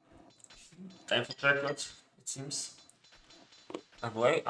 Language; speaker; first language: English; non-native, fluent; Polish